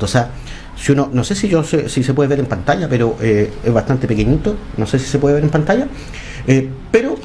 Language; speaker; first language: Spanish; native; Spanish